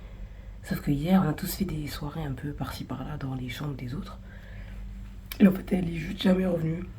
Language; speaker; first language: French; native; French